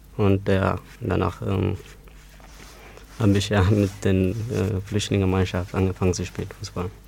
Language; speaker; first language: German; non-native, learner; Tigrinya